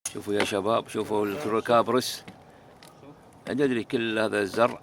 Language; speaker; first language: Arabic; native; Arabic